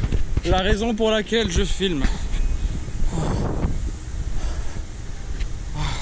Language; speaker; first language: French; native; French